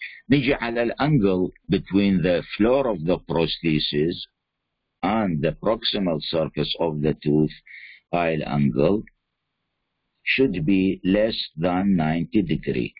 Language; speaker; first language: English; non-native, fluent; Arabic